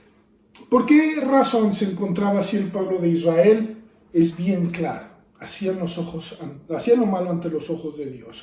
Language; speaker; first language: Spanish; native; Spanish